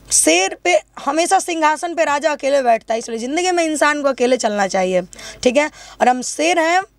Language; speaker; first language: Hindi; native; Hindi